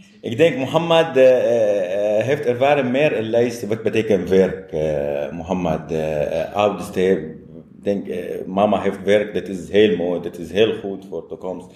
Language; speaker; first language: Dutch; non-native, learner; Arabic